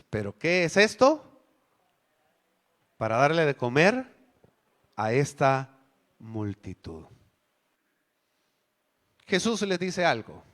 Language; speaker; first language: Spanish; native; Spanish